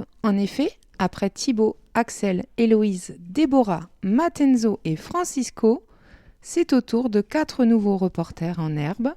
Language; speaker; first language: French; native; French